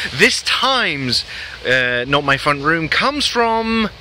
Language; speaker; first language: English; native; English